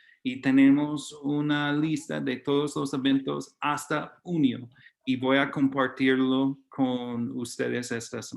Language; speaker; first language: Spanish; non-native, fluent; English